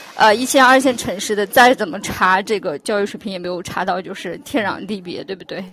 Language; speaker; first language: Chinese; non-native, local second language; Uyghur